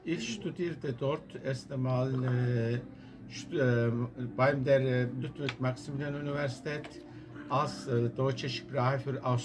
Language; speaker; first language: German; non-native, learner; Turkish